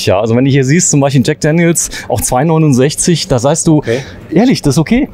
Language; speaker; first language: German; native; German